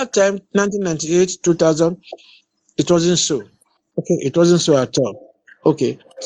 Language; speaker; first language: English; non-native, local second language; Igbo